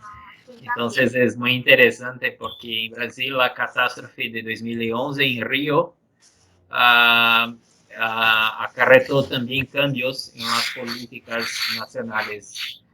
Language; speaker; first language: Spanish; non-native, fluent; Portuguese